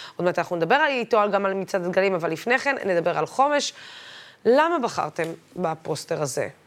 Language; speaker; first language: Hebrew; non-native, local second language; Arabic